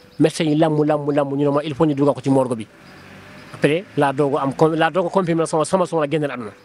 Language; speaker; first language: Wolof; non-native, local second language; Fula